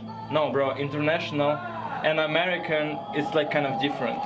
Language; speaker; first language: English; non-native, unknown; Russian